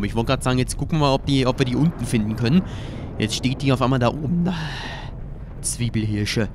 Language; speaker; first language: German; native; German